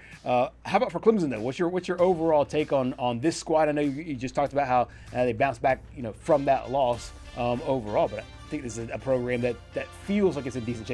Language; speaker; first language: English; native; English